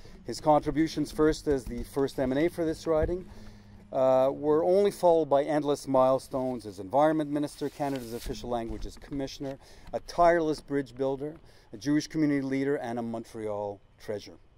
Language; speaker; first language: English; native; English